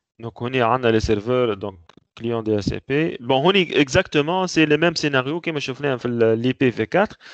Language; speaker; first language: French; non-native, local second language; Arabic